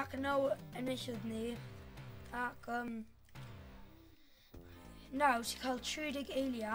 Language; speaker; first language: Welsh; non-native, local second language; English